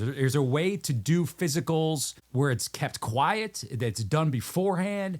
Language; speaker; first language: English; native; English